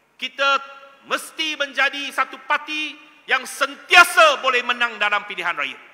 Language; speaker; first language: Malay; non-native, local second language; Chinese